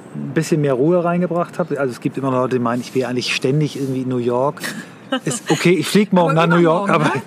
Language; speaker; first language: German; native; German